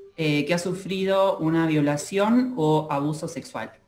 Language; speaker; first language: Spanish; native; Spanish